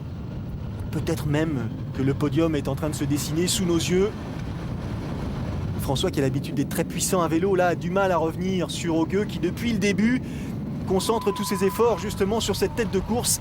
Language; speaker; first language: French; native; French